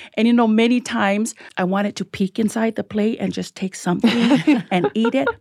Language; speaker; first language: English; early bilingual, other home language; Tongan